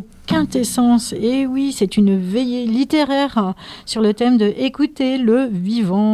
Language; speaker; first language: French; native; French